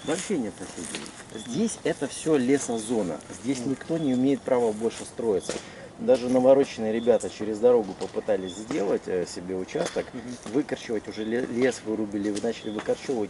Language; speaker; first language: Russian; native; Russian